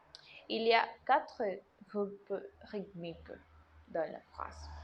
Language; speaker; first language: French; non-native, learner; Spanish